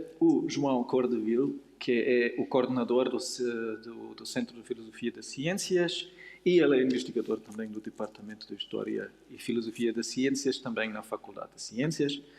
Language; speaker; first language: Portuguese; non-native, fluent; German